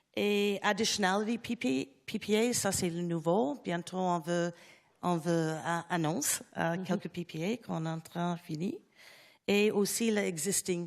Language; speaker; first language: French; non-native, learner; English